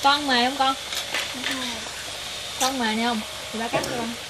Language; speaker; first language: Vietnamese; native; Vietnamese